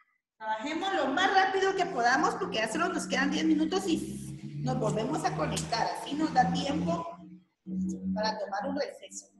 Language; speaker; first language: Spanish; native; Spanish